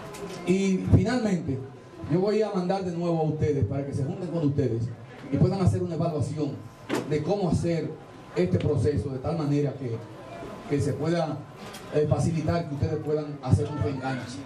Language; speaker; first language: Spanish; native; Spanish